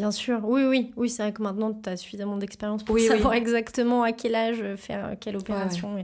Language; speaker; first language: French; native; French